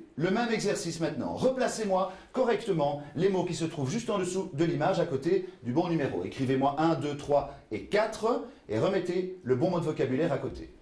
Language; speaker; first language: French; native; French